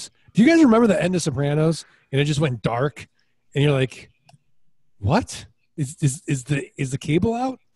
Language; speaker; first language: English; native; English